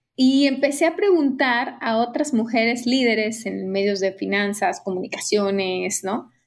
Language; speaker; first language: Spanish; native; Spanish